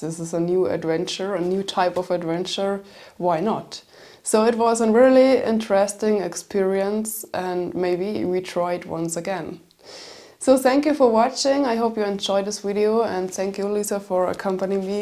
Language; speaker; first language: English; non-native, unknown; German